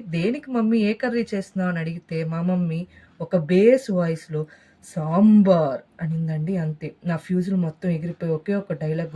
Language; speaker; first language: Telugu; native; Telugu